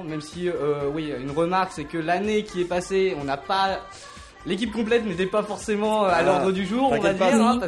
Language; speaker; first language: French; native; French